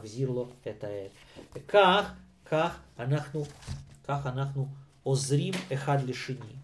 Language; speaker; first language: Hebrew; non-native, fluent; Russian